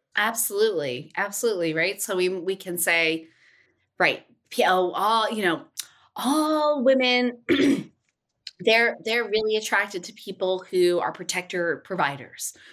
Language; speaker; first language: English; native; English